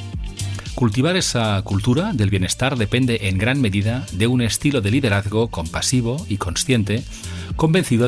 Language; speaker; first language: Spanish; native; Spanish